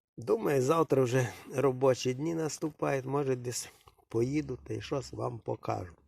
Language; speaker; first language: Ukrainian; non-native, local second language; Russian